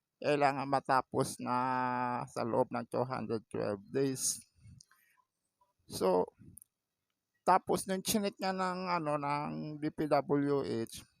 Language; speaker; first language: Filipino; non-native, local second language; Waray